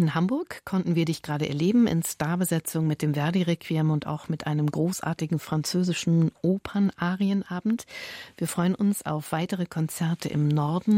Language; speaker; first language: German; native; German